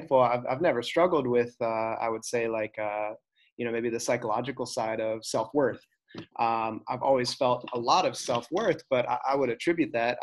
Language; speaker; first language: English; native; English